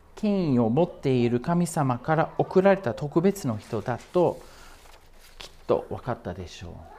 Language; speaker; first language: Japanese; non-native, fluent; English